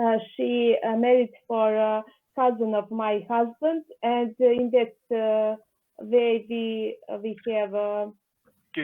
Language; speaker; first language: English; non-native, learner; Serbian